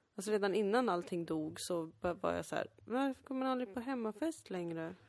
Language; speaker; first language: Swedish; early bilingual, other home language; Kurdish